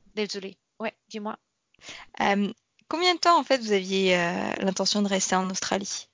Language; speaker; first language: French; non-native, fluent; Portuguese